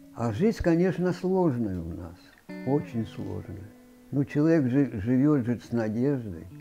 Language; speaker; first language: Russian; native; Russian